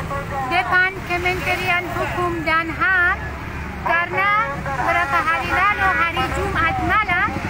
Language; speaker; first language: Indonesian; non-native, fluent; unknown